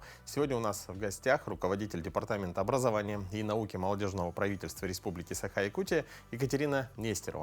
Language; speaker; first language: Russian; native; Russian